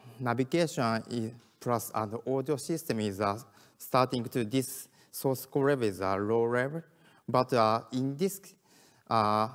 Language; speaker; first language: English; non-native, learner; Japanese